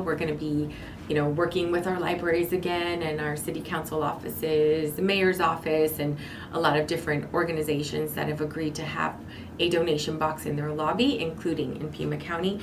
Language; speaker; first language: English; native; English